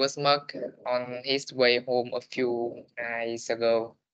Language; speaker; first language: English; non-native, learner; Vietnamese